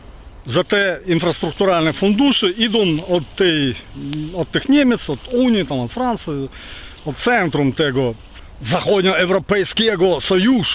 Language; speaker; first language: Polish; non-native, fluent; Ukrainian